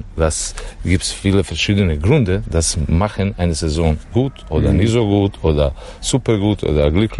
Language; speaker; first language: German; non-native, learner; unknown